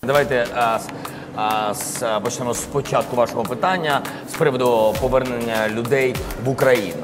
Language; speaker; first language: Ukrainian; non-native, local second language; Russian